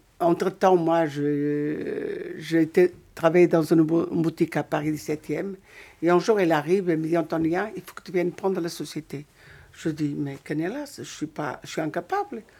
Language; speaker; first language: French; non-native, fluent; Portuguese